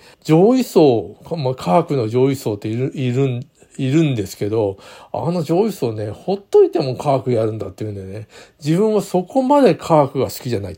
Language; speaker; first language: Japanese; native; Japanese